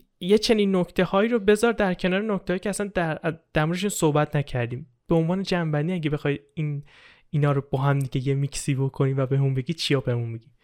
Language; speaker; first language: Persian; native; Persian